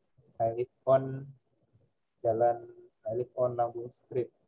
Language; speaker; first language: English; non-native, fluent; Indonesian